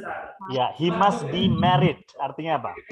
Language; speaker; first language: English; non-native, fluent; Indonesian